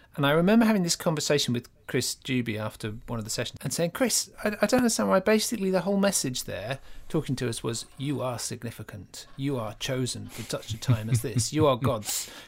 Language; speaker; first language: English; native; English